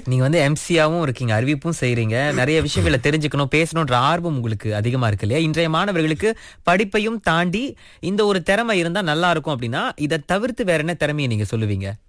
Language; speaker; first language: Tamil; native; Tamil